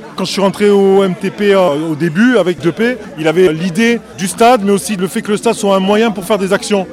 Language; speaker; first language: French; native; French